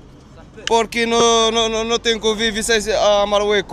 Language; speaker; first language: Spanish; non-native, learner; Arabic